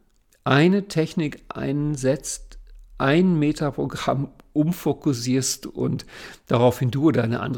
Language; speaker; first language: German; native; German